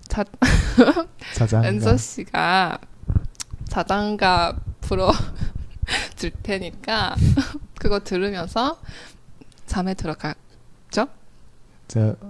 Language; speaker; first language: Korean; non-native, fluent; Chinese